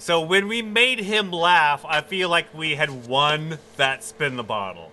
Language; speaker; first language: English; native; English